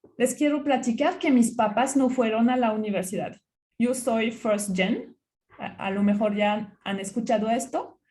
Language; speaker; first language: Spanish; non-native, fluent; French